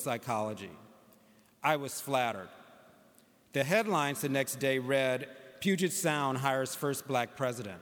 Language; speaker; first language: English; native; English